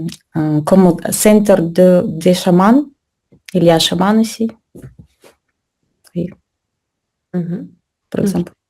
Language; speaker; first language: French; non-native, learner; Russian